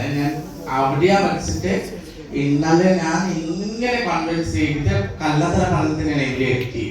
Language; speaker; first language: Malayalam; non-native, local second language; Assamese